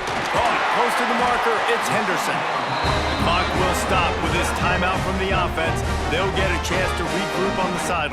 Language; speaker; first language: English; native; English